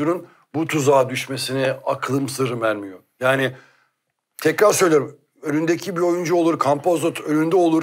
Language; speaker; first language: Turkish; native; Turkish